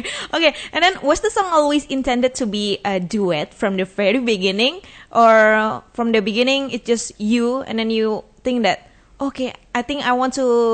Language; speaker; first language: English; non-native, fluent; Indonesian